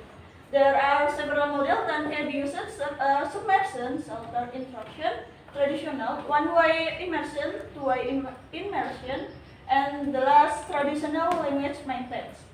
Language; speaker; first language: English; non-native, learner; Indonesian